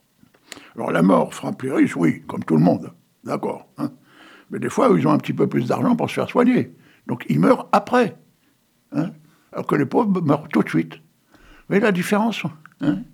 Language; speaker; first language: French; native; French